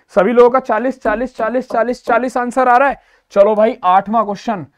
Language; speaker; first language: Hindi; native; Hindi